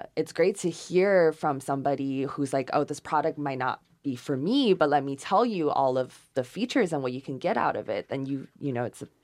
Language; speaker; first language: English; non-native, fluent; Chinese